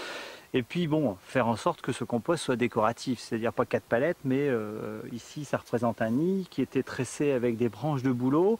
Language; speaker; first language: French; native; French